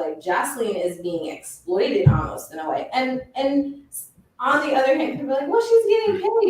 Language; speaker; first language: English; native; English